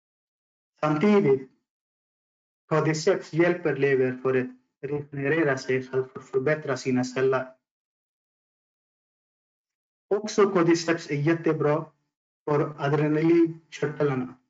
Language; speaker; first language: Swedish; non-native, fluent; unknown